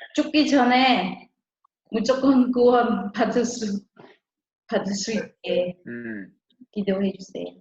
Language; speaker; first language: Korean; non-native, learner; Khmer